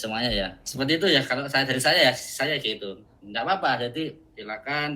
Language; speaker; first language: Indonesian; native; Indonesian